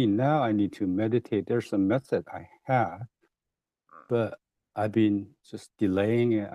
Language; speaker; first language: English; non-native, fluent; Chinese